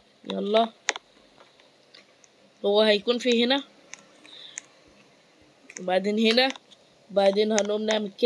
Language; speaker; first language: Arabic; native; Arabic